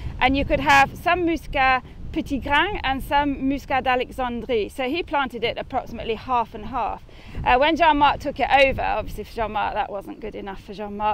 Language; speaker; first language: English; native; English